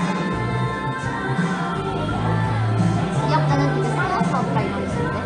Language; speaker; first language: Korean; non-native, fluent; Chinese